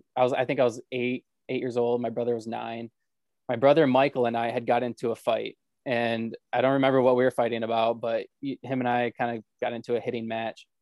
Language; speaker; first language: English; native; English